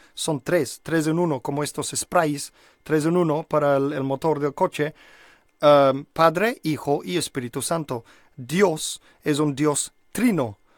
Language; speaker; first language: Spanish; non-native, fluent; English